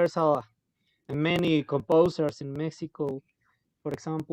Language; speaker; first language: English; non-native, local second language; Spanish